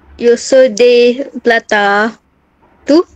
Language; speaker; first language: Spanish; non-native, learner; Malay